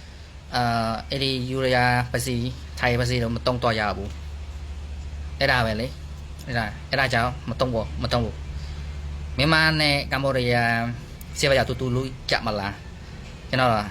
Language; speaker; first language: Burmese; non-native, learner; Khmer